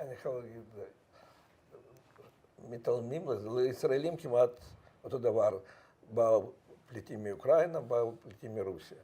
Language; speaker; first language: Hebrew; non-native, fluent; Russian